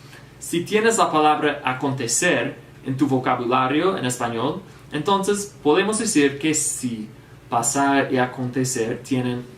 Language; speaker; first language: Spanish; non-native, fluent; English